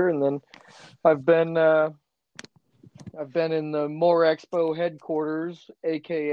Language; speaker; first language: English; native; English